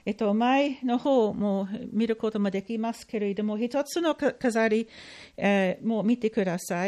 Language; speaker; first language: Japanese; non-native, fluent; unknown